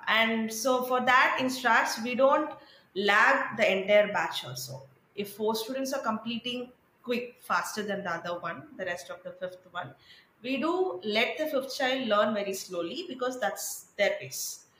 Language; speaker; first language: English; non-native, local second language; Tamil